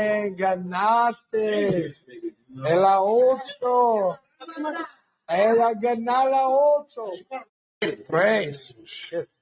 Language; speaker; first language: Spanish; non-native, learner; English